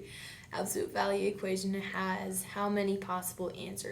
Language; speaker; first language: English; native; English